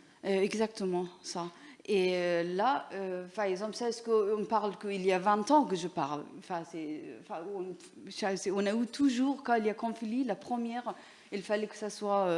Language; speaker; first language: French; non-native, learner; Persian